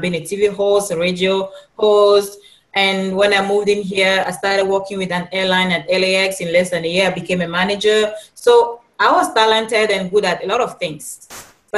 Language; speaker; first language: English; non-native, local second language; French